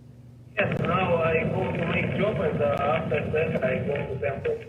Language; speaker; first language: English; non-native, learner; Spanish